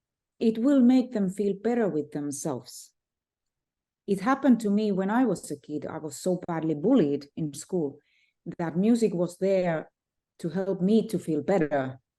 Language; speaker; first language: English; non-native, fluent; Finnish